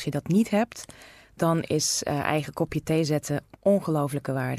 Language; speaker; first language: Dutch; non-native, fluent; Russian